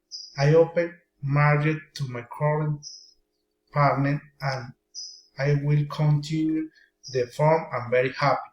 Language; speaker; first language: English; non-native, learner; Spanish